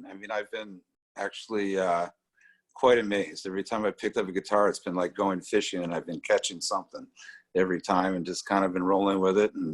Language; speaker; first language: English; native; English